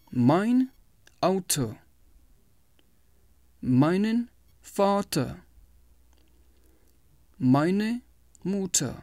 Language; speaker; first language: German; non-native, fluent; Tajik